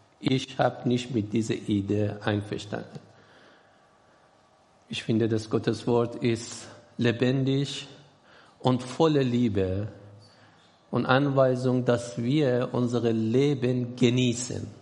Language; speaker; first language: German; non-native, learner; Persian